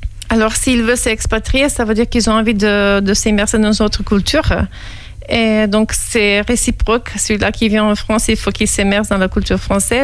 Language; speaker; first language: French; non-native, fluent; Serbian